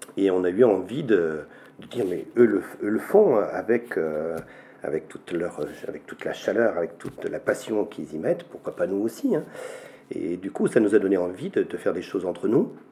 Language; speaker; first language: French; native; French